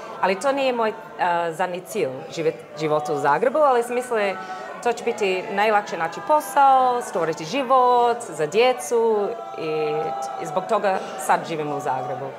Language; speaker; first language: Croatian; early bilingual, heritage; English